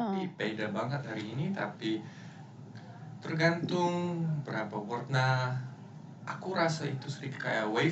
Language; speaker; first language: Indonesian; non-native, fluent; English